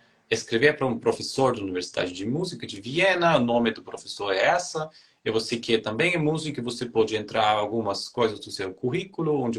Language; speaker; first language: Portuguese; non-native, fluent; German